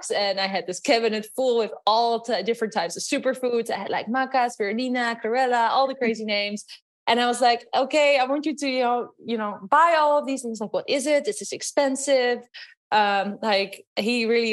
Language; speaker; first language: English; non-native, fluent; Dutch